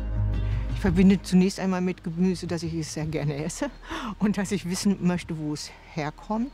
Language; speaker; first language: German; native; German